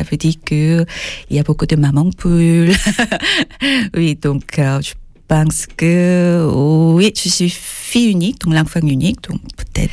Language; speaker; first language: French; non-native, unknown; Korean